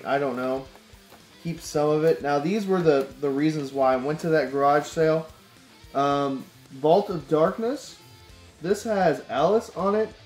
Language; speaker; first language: English; native; English